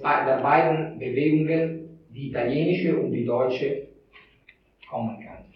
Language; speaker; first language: German; non-native, fluent; Italian